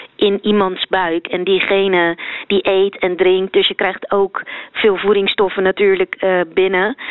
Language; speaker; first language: Dutch; native; Dutch